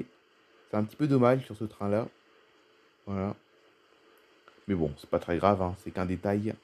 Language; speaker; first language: French; native; French